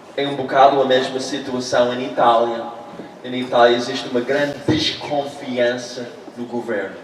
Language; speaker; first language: Portuguese; non-native, fluent; English